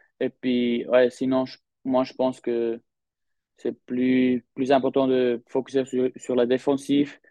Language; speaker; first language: French; non-native, local second language; German